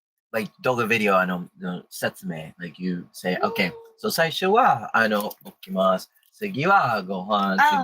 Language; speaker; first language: Japanese; non-native, learner; English